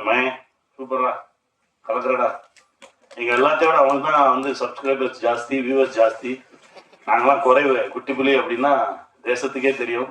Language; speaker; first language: Tamil; native; Tamil